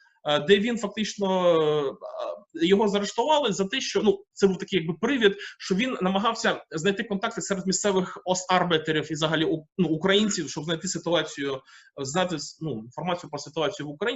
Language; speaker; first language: Ukrainian; native; Ukrainian